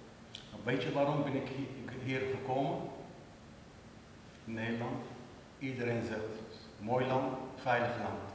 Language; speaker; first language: Dutch; non-native, learner; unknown